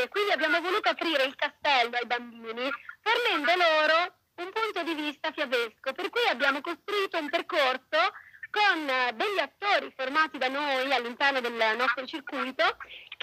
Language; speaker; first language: Italian; native; Italian